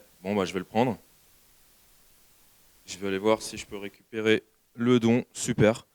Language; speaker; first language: French; native; French